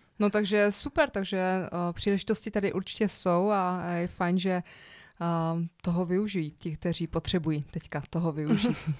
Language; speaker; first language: Czech; native; Czech